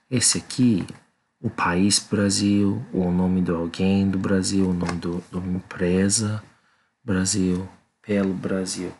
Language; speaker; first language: Portuguese; non-native, learner; English